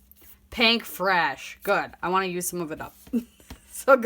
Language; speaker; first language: English; native; English